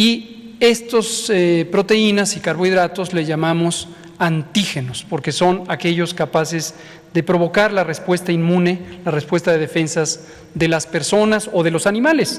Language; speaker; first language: Spanish; native; Spanish